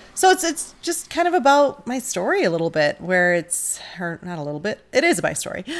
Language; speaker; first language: English; native; English